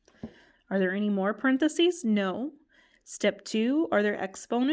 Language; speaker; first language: English; native; English